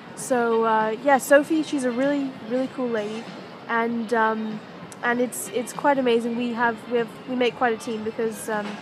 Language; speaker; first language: English; native; English